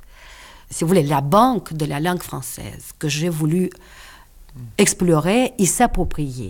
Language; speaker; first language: French; non-native, fluent; Russian